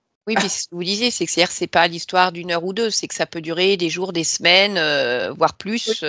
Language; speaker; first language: French; native; French